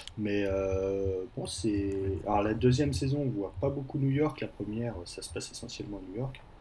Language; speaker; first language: French; native; French